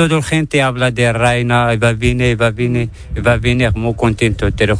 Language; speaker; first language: Spanish; non-native, learner; Arabic